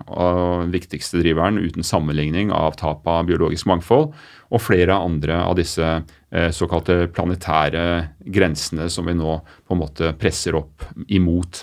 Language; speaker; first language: Norwegian; native; Norwegian